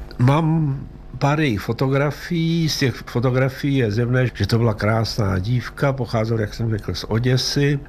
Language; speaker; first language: Czech; early bilingual, other home language; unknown